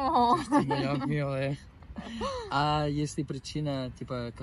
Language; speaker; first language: Russian; non-native, learner; Spanish